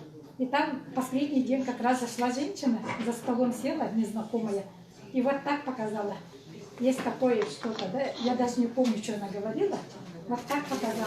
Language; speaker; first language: Russian; native; Russian